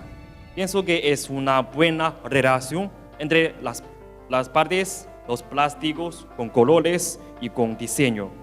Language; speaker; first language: Spanish; non-native, learner; Chinese